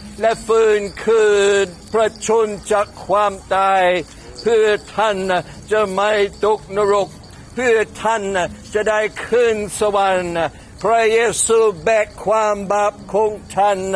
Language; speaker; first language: Thai; non-native, fluent; English